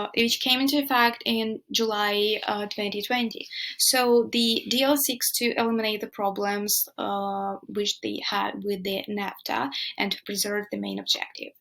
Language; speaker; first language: English; non-native, fluent; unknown